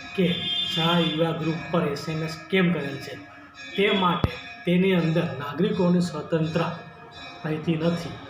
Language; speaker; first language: Gujarati; native; Gujarati